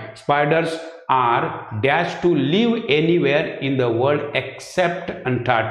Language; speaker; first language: Hindi; non-native, local second language; Marathi